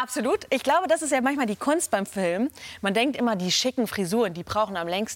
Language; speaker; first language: German; native; German